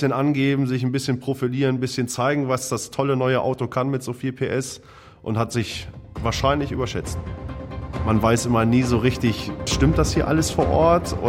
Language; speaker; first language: German; native; German